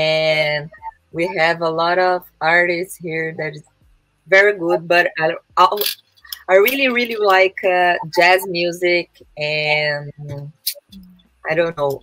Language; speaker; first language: English; non-native, learner; Portuguese